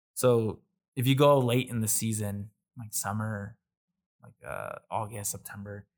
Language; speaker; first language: English; native; English